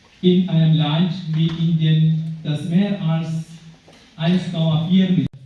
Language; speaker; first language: German; non-native, fluent; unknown